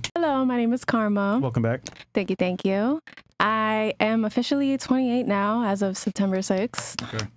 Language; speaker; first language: English; native; English